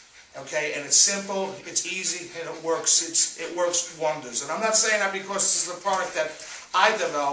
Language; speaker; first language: English; native; English